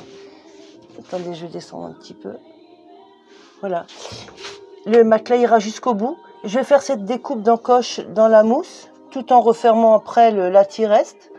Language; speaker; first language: French; native; French